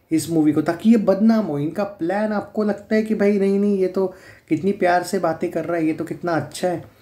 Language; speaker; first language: Hindi; non-native, local second language; Marathi